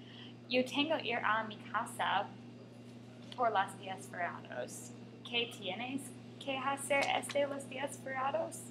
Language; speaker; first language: Spanish; non-native, learner; English